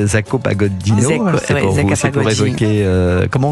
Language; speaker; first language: French; native; French